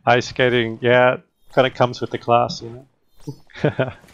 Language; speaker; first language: English; native; English